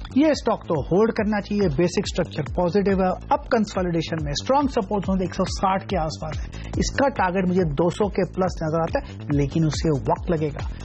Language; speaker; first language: Hindi; non-native, local second language; Gujarati